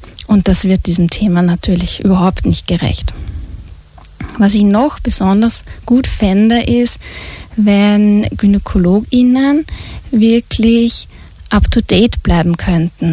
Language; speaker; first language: German; native; German